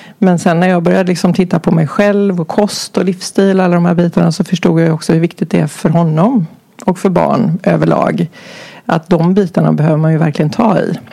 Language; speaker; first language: Swedish; native; Swedish